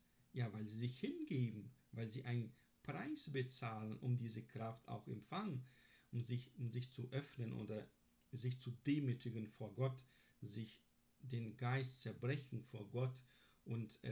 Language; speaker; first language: German; non-native, fluent; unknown